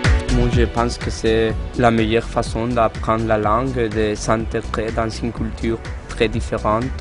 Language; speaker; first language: French; non-native, fluent; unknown